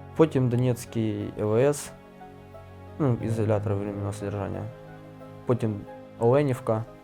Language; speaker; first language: Ukrainian; native; Ukrainian